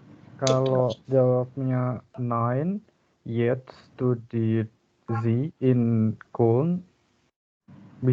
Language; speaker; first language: German; non-native, learner; Indonesian